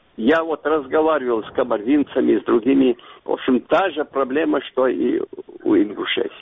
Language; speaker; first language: Russian; non-native, local second language; Ingush